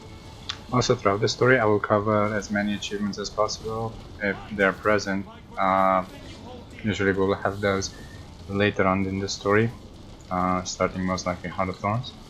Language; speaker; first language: English; non-native, fluent; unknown